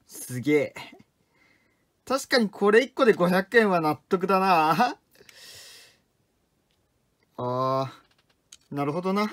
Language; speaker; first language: Japanese; native; Japanese